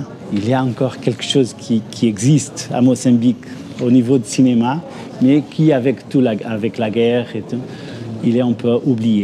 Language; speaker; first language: French; non-native, fluent; Portuguese